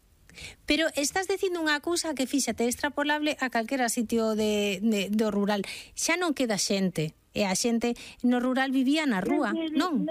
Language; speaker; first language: Galician; native; Galician